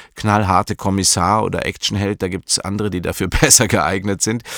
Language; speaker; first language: German; native; German